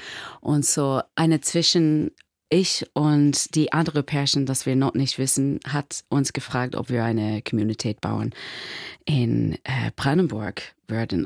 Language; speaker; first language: German; non-native, fluent; English